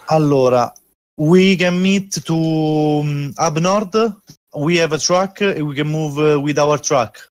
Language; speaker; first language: English; non-native, learner; Italian